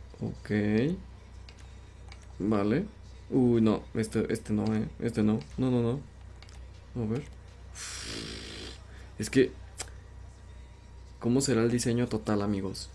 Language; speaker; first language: Spanish; native; Spanish